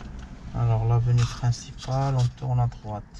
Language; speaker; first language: French; native; French